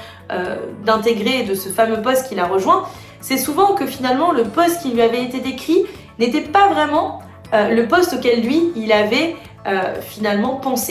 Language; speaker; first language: French; native; French